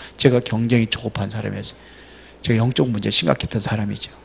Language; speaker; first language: Korean; native; Korean